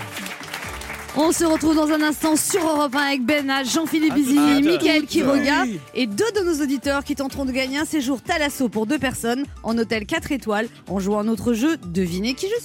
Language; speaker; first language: French; native; French